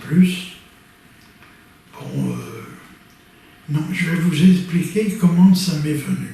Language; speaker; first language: French; native; French